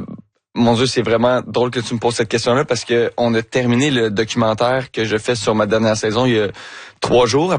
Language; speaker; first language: French; native; French